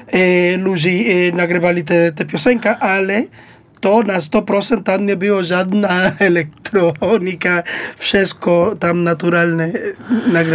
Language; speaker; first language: Polish; non-native, learner; Spanish